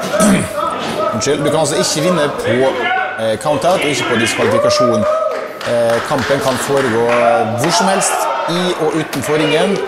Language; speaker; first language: Norwegian; native; Norwegian